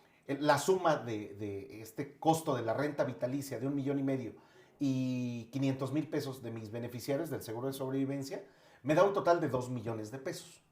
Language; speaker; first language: Spanish; native; Spanish